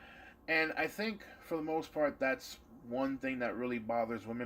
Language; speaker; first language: English; native; English